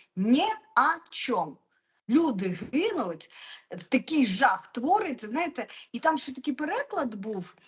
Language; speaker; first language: Ukrainian; non-native, local second language; Russian